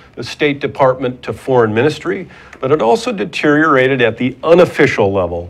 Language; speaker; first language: English; native; English